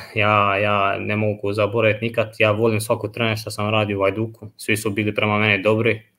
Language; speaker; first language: Croatian; non-native, fluent; Albanian